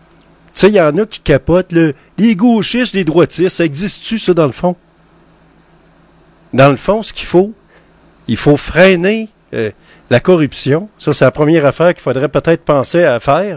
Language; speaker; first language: French; native; French